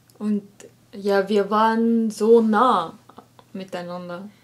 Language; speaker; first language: German; non-native, learner; Japanese